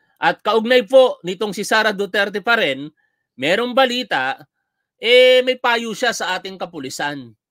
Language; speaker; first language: Filipino; native; Filipino